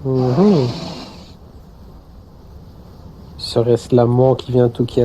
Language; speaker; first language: French; native; French